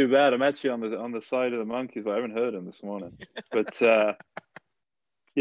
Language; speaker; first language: English; native; English